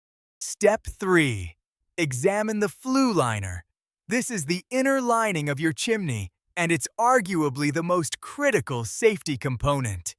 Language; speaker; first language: English; native; English